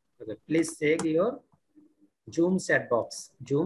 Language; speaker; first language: English; non-native, learner; Bangla